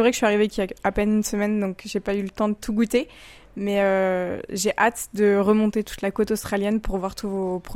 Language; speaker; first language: French; native; French